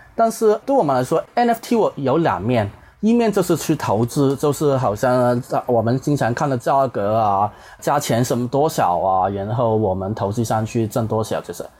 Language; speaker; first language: Chinese; non-native, fluent; Cantonese